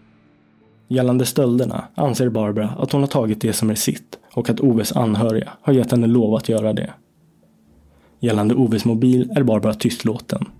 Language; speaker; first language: Swedish; native; Swedish